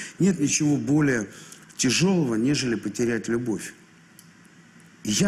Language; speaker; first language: Russian; native; Russian